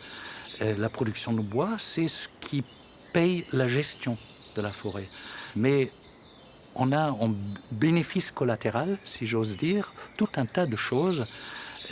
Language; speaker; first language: French; native; French